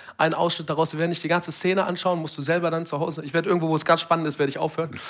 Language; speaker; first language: German; non-native, fluent; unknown